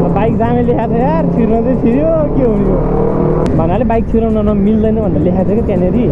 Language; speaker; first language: Nepali; native; Nepali